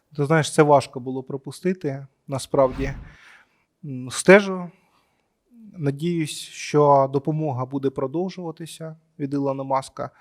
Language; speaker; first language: Ukrainian; non-native, local second language; Russian